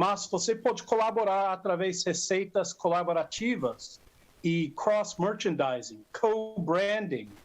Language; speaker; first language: Portuguese; non-native, fluent; English